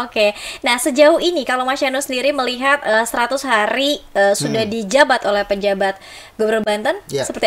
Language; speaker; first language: Indonesian; native; Indonesian